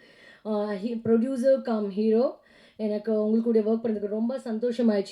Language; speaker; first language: Tamil; non-native, learner; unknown